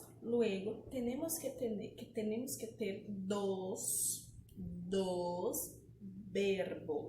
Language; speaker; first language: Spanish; non-native, fluent; Portuguese